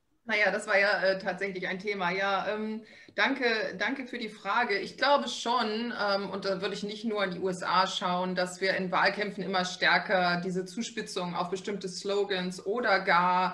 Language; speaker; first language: German; native; German